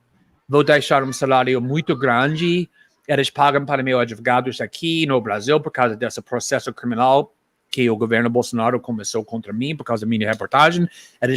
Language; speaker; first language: Portuguese; non-native, fluent; English